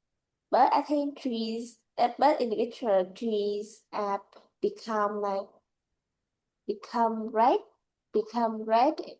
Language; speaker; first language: English; non-native, learner; Vietnamese